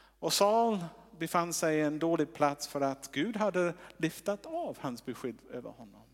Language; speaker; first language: Swedish; non-native, fluent; English